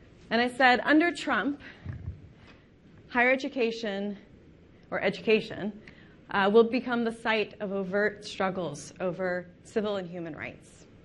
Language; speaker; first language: English; native; English